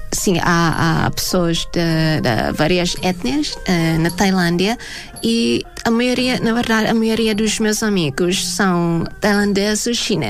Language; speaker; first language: Portuguese; non-native, fluent; Thai